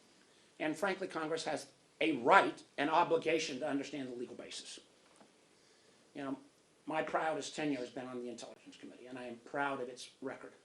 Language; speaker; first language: English; native; English